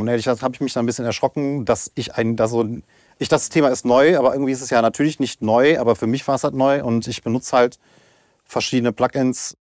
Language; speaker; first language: German; native; German